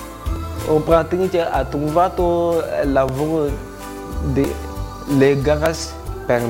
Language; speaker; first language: Italian; non-native, learner; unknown